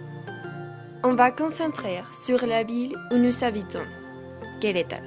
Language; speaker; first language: French; non-native, learner; Spanish